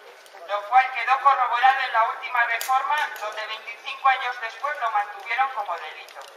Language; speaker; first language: Spanish; native; Spanish